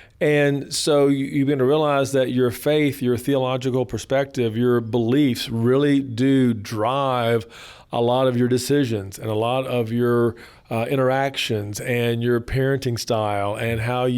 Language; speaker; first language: English; native; English